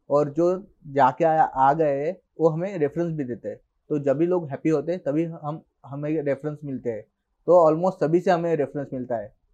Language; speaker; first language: Hindi; non-native, local second language; Marathi